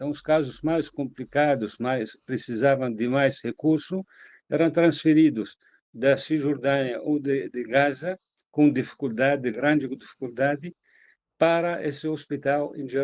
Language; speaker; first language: Portuguese; non-native, fluent; Arabic